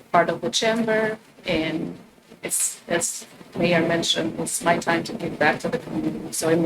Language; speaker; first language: English; non-native, fluent; Albanian